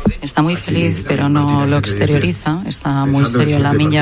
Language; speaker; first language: Spanish; native; Spanish